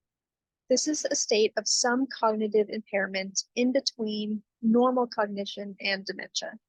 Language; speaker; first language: English; native; English